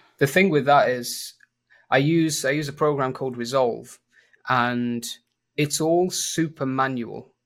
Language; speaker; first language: English; native; English